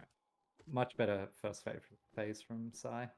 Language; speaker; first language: English; native; English